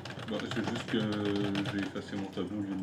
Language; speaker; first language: French; native; French